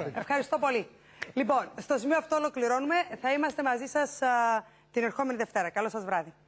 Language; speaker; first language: Greek; native; Greek